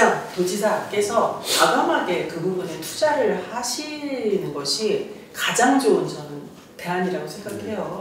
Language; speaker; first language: Korean; native; Korean